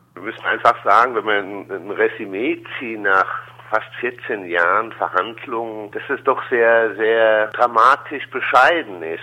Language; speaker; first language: German; native; German